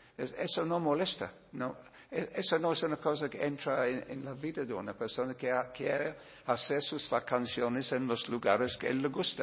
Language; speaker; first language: Spanish; non-native, learner; English